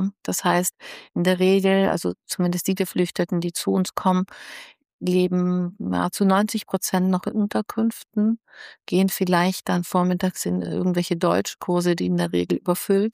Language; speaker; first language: German; native; German